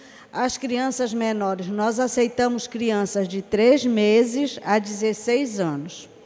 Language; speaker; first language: Portuguese; native; Portuguese